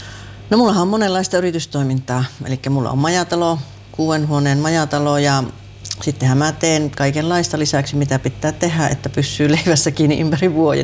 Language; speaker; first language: Finnish; native; Finnish